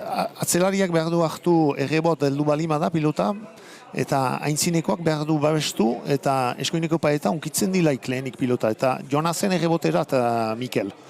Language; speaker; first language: Basque; native; Basque